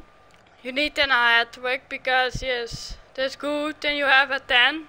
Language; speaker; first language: English; non-native, learner; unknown